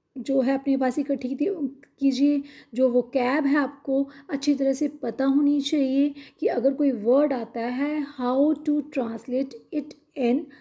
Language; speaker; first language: Hindi; non-native, local second language; Punjabi